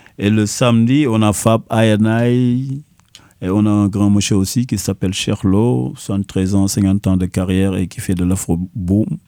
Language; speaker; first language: French; non-native, local second language; Wolof